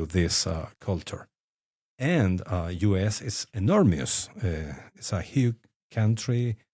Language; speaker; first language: English; non-native, fluent; Spanish